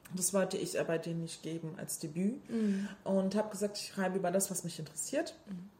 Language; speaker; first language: German; early bilingual, other home language; Turkish